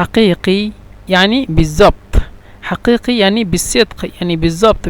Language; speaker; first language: Egyptian Arabic; non-native, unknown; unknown